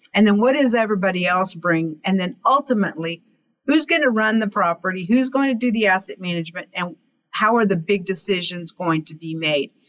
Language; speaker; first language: English; native; English